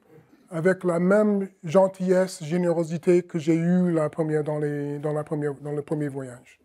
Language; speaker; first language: French; non-native, fluent; English